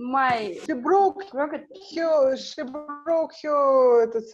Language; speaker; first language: English; non-native, learner; Russian